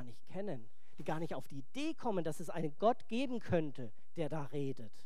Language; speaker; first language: German; native; German